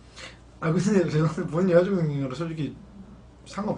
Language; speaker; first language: Korean; native; Korean